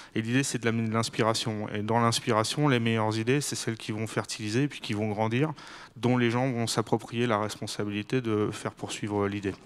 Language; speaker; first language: French; native; French